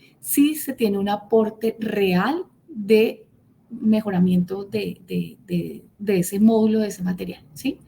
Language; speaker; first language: Spanish; native; Spanish